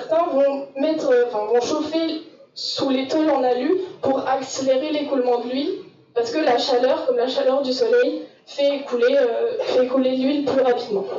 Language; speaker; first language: French; native; French